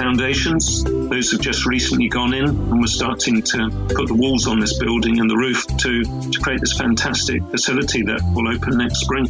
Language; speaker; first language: English; native; English